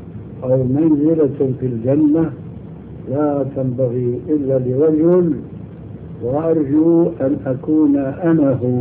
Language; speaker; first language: Arabic; early bilingual, other home language; Albanian